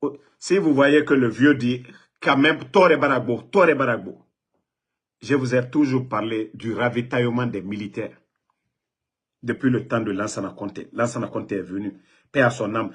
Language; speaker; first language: French; non-native, local second language; Mandingo